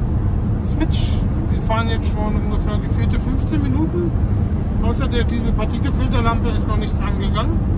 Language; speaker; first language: German; native; German